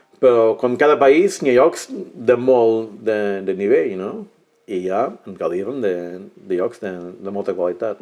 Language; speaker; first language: Catalan; early bilingual, heritage; Catalan